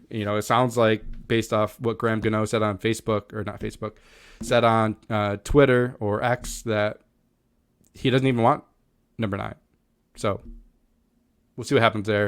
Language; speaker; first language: English; native; English